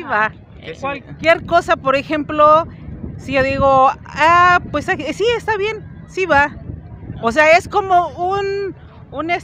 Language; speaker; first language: Spanish; native; Spanish